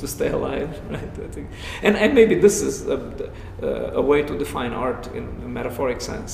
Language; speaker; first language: English; non-native, fluent; Romanian